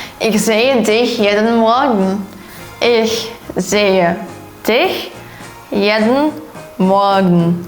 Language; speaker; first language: German; non-native, fluent; Ukrainian